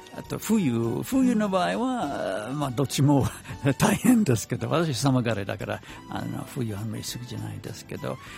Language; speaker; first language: Japanese; non-native, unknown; English